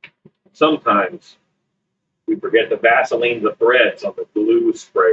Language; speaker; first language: English; native; English